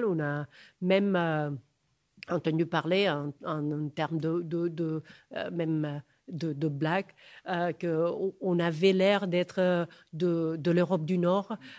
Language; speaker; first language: French; non-native, fluent; Catalan